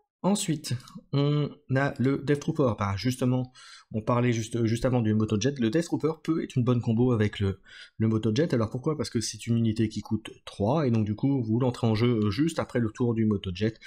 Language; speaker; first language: French; native; French